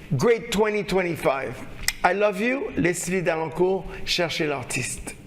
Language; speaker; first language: French; non-native, local second language; Haitian Creole